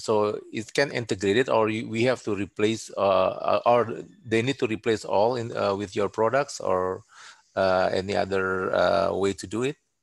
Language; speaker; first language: English; non-native, fluent; Indonesian